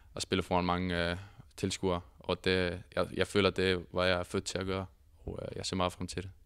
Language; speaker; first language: Danish; non-native, fluent; Icelandic